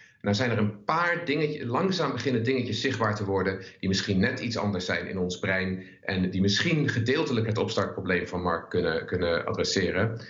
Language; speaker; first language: Dutch; native; Dutch